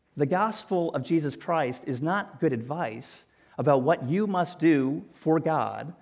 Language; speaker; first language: English; native; English